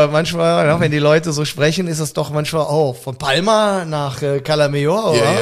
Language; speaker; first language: German; native; German